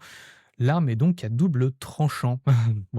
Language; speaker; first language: French; native; French